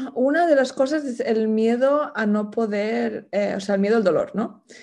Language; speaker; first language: Spanish; native; Spanish